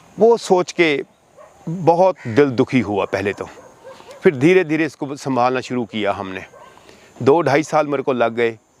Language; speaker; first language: Hindi; non-native, local second language; Punjabi